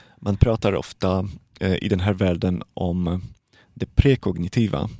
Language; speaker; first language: Swedish; non-native, fluent; Polish